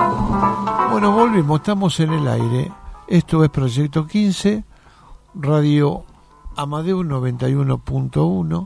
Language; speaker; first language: Spanish; native; Spanish